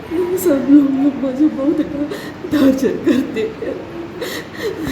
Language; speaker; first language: Hindi; non-native, local second language; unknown